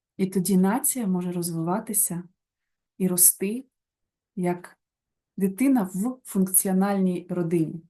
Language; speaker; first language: Ukrainian; non-native, local second language; Russian